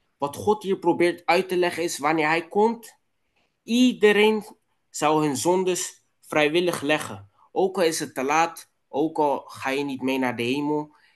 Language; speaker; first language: Dutch; non-native, local second language; Papiamento